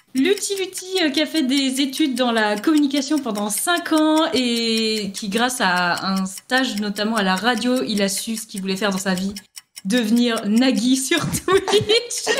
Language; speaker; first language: French; native; French